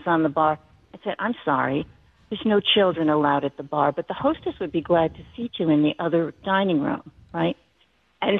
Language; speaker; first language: English; native; English